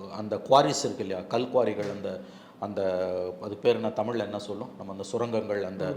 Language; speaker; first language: Tamil; native; Tamil